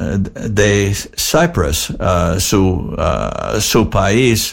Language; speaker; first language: Spanish; non-native, learner; English